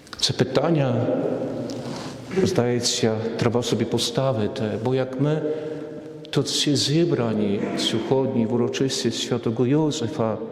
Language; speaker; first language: Polish; non-native, learner; Ukrainian